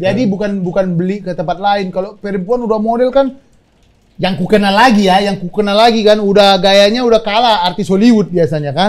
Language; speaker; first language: Indonesian; native; Indonesian